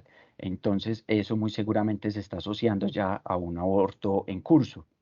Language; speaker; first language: Spanish; native; Spanish